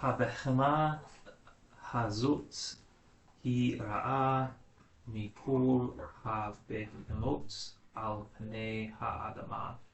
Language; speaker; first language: Hebrew; non-native, learner; English